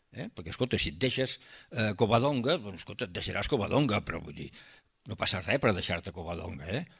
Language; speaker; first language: Catalan; early bilingual, heritage; Catalan